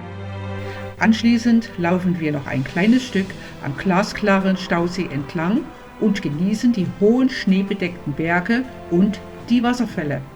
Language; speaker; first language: German; native; German